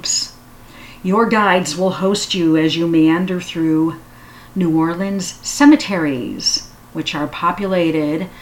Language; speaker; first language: English; native; English